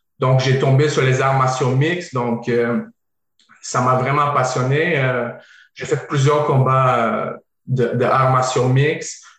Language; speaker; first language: French; early bilingual, other home language; Bosnian